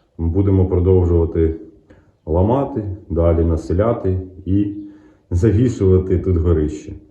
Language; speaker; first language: Ukrainian; native; Ukrainian